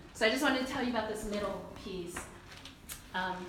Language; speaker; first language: English; early bilingual, other home language; Chinese